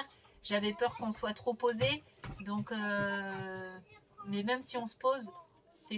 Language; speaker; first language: French; native; French